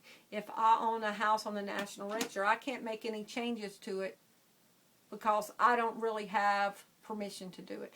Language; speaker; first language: English; native; English